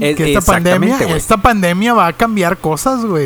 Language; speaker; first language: Spanish; native; Spanish